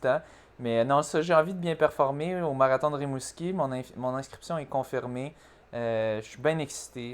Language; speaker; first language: French; native; French